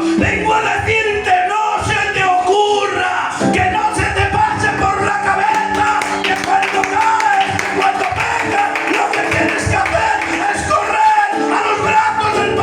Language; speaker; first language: Spanish; native; Spanish